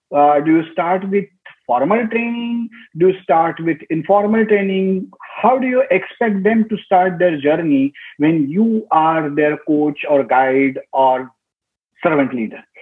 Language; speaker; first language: English; non-native, local second language; Marathi